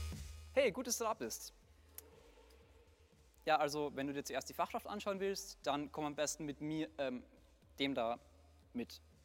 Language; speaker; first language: German; native; German